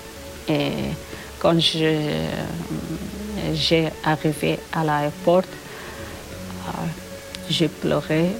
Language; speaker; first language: French; non-native, learner; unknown